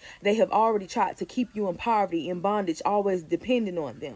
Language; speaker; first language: English; native; English